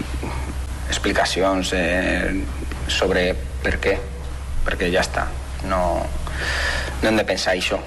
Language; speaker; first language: Catalan; non-native, fluent; Spanish